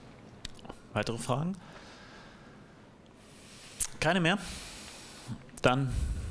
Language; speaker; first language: German; native; German